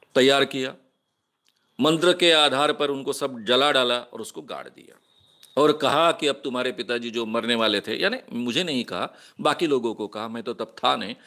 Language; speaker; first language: Hindi; non-native, local second language; Marathi